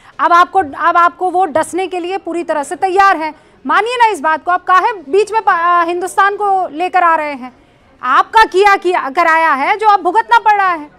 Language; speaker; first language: Hindi; native; Hindi